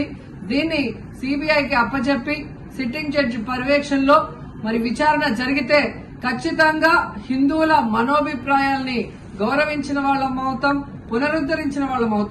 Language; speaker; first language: Telugu; native; Telugu